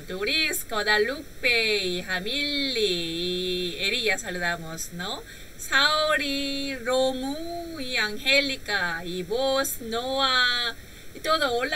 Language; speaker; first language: Spanish; non-native, learner; Korean